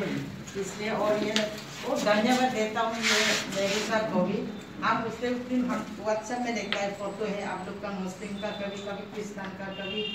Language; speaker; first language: Hindi; non-native, local second language; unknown